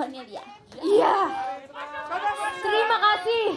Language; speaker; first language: Indonesian; native; Indonesian